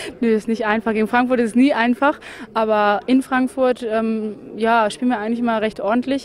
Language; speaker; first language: German; native; German